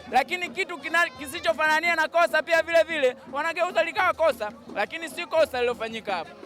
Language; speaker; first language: Swahili; native; Swahili